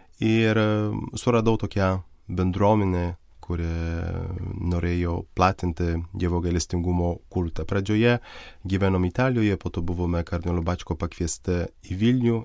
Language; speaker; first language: Lithuanian; non-native, local second language; Polish